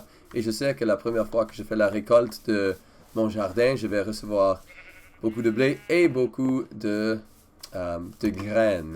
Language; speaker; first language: French; non-native, learner; English